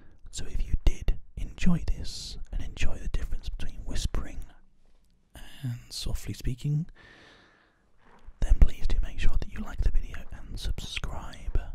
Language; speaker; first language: English; native; English